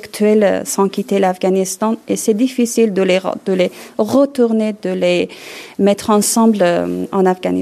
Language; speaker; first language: French; non-native, learner; Persian